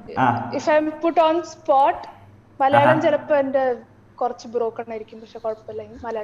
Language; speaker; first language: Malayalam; early bilingual, heritage; Malayalam